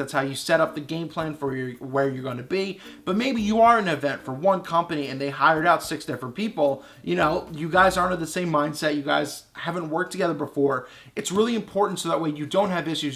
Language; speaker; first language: English; native; English